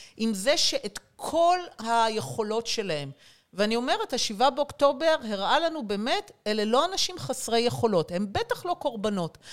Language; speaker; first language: Hebrew; native; Hebrew